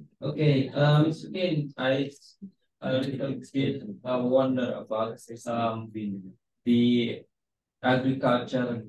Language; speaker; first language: English; non-native, fluent; Indonesian